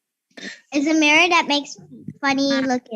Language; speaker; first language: English; non-native, learner; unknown